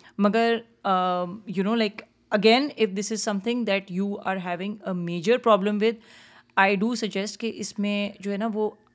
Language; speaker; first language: Urdu; native; Urdu